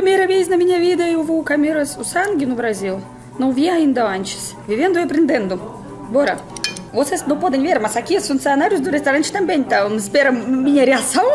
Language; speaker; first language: Portuguese; non-native, fluent; Russian